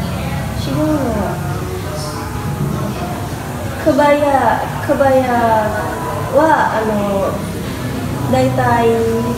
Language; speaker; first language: Japanese; non-native, learner; Indonesian